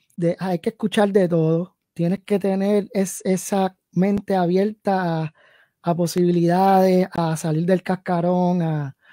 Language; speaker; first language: Spanish; early bilingual, heritage; Spanish